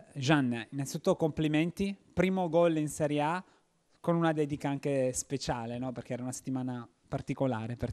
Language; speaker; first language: Italian; native; Italian